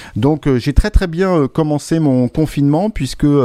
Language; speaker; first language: French; native; French